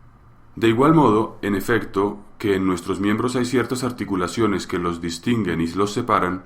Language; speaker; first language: Spanish; native; Spanish